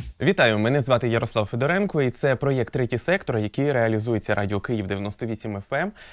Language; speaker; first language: Ukrainian; native; Ukrainian